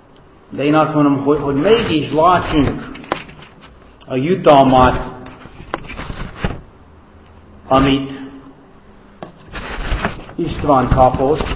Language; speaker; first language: Hungarian; non-native, fluent; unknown